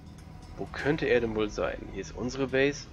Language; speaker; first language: German; native; German